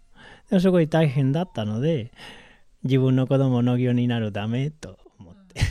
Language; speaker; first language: Japanese; non-native, learner; Spanish